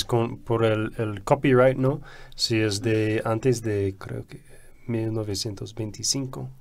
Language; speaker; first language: Spanish; non-native, fluent; English